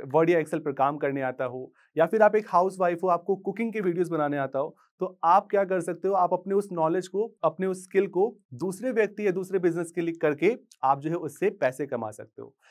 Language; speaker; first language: Hindi; native; Hindi